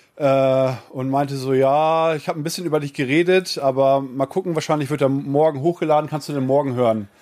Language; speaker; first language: German; native; German